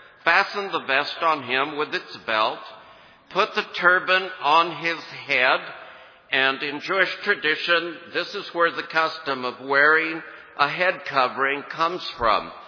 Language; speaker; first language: English; native; English